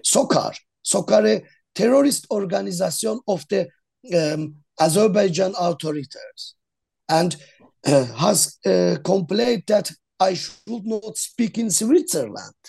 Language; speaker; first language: English; non-native, learner; Azerbaijani